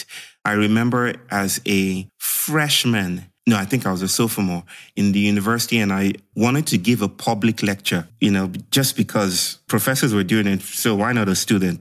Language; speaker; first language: English; non-native, local second language; Yoruba